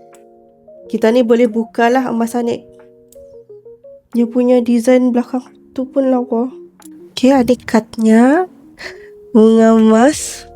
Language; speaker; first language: Malay; native; Malay